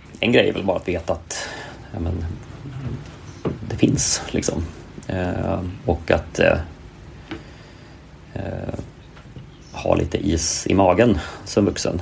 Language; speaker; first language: Swedish; native; Swedish